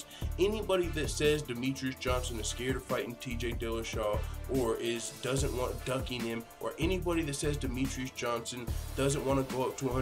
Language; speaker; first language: English; native; English